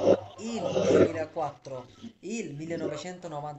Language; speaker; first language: Italian; non-native, fluent; Bangla